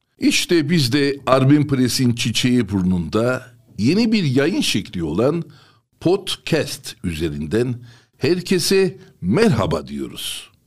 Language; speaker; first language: Turkish; non-native, local second language; Armenian